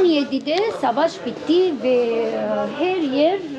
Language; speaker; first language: Turkish; non-native, fluent; Arabic